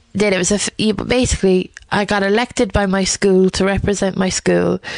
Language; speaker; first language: English; native; English